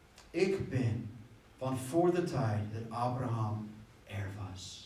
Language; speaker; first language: Dutch; non-native, fluent; English